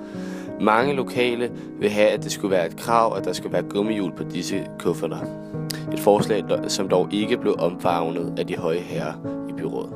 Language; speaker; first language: Danish; native; Danish